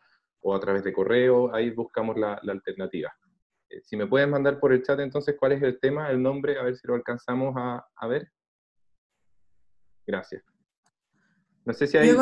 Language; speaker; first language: Spanish; native; Spanish